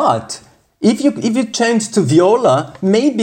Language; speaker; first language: English; non-native, fluent; Portuguese